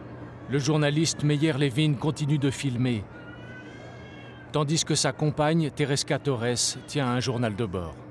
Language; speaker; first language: French; native; French